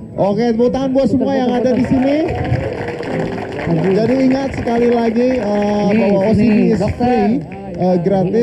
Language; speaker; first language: Indonesian; native; Indonesian